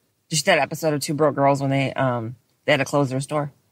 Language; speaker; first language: English; native; English